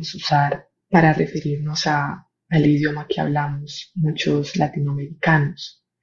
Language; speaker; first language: Spanish; native; Spanish